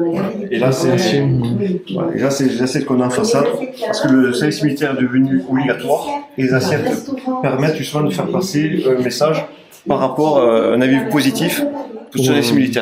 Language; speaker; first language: French; native; French